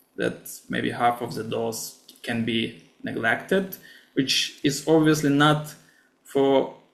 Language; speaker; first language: English; non-native, fluent; Ukrainian